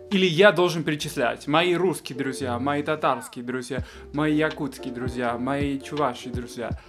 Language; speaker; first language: Russian; non-native, fluent; Spanish